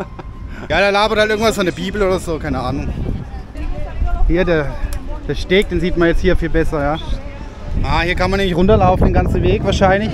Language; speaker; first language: German; native; German